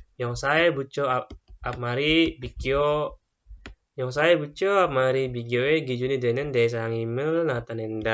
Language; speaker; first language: Korean; non-native, fluent; Indonesian